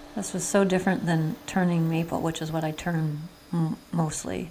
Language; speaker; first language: English; native; English